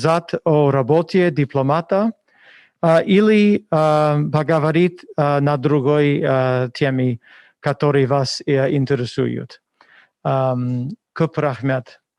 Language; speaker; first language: Russian; non-native, learner; English